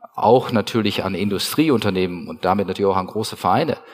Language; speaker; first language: German; native; German